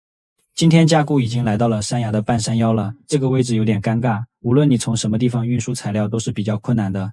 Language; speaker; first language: Chinese; native; Chinese